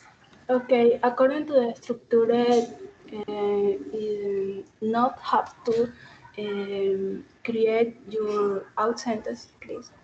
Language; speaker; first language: English; non-native, learner; Spanish